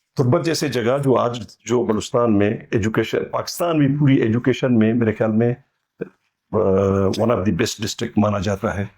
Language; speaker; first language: Urdu; non-native, local second language; Baluchi